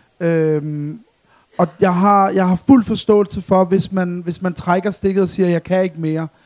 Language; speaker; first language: Danish; early bilingual, other home language; Arabic